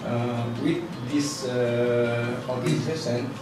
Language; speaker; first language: English; non-native, learner; Indonesian